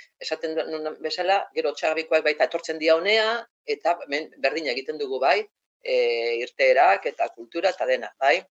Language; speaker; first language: Basque; non-native, local second language; Spanish